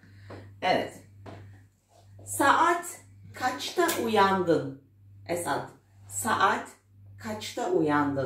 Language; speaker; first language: Turkish; non-native, fluent; Arabic